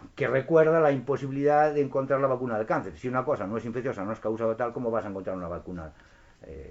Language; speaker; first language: Spanish; non-native, local second language; Galician